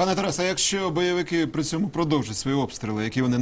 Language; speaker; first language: Ukrainian; native; Ukrainian